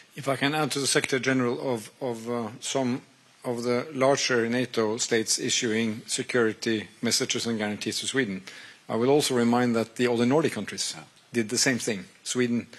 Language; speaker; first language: English; non-native, fluent; Norwegian